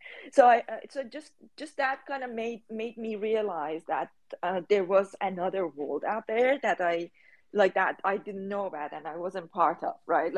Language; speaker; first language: English; non-native, fluent; Persian